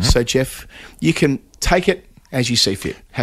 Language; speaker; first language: English; native; English